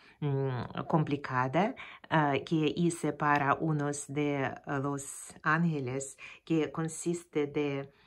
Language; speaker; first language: Spanish; non-native, fluent; Russian